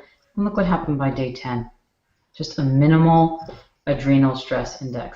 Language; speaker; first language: English; native; English